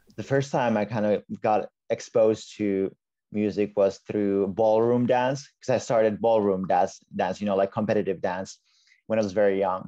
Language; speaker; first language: English; non-native, fluent; Finnish